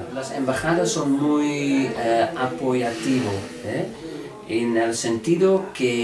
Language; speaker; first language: Spanish; non-native, fluent; Dutch